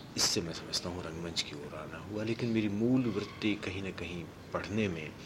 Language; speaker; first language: Hindi; non-native, local second language; Marwari